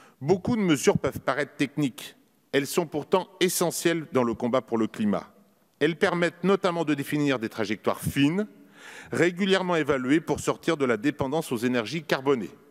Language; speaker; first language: French; native; French